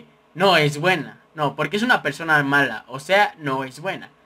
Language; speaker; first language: Spanish; native; Spanish